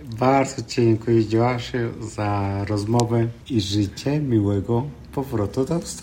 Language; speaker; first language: Polish; non-native, fluent; Spanish